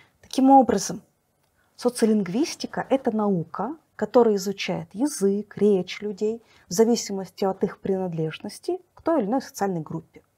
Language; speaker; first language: Russian; native; Russian